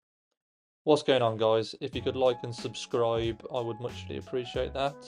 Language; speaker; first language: English; native; English